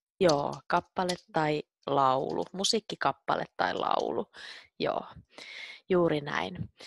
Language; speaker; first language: Finnish; native; Finnish